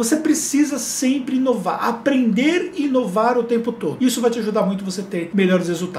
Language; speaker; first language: Portuguese; native; Portuguese